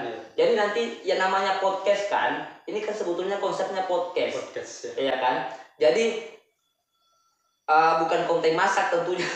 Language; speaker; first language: Indonesian; native; Indonesian